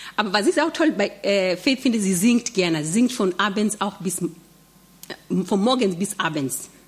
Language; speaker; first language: German; non-native, fluent; Swahili